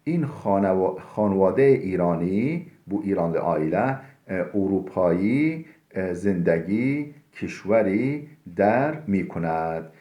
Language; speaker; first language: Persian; non-native, fluent; Turkish